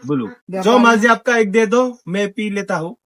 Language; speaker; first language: Hindi; non-native, learner; Bangla